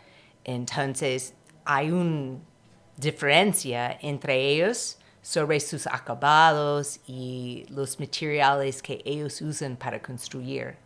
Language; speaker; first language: Spanish; non-native, fluent; English